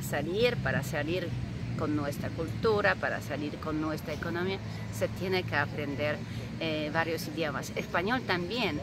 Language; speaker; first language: Spanish; non-native, fluent; Polish